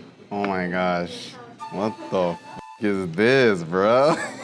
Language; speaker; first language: English; native; English